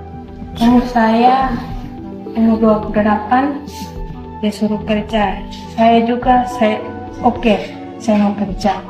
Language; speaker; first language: Indonesian; non-native, local second language; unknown